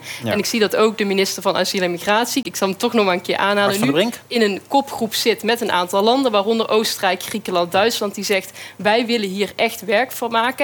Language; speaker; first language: Dutch; native; Dutch